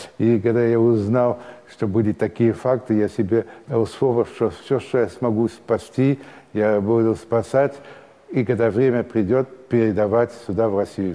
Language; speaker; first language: Russian; early bilingual, heritage; Russian